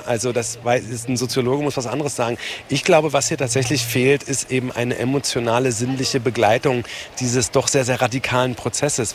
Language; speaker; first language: German; native; German